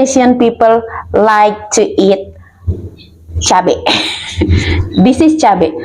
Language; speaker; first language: English; non-native, learner; Indonesian